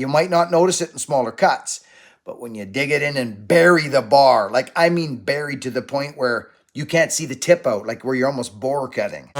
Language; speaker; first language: English; native; English